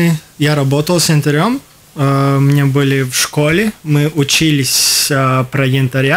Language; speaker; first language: Russian; non-native, local second language; Latvian